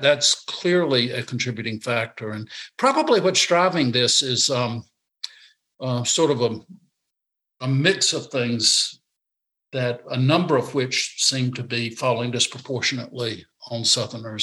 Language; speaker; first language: English; native; English